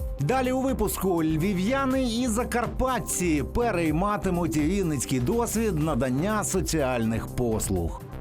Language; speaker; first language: Ukrainian; native; Ukrainian